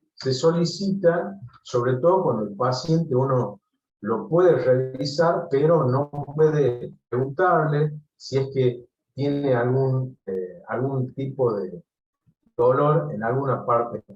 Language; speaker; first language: Spanish; native; Spanish